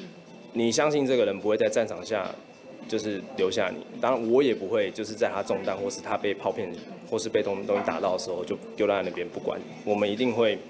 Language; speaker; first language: Chinese; native; Chinese